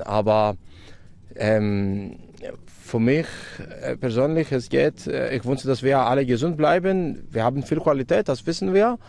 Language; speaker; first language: German; non-native, fluent; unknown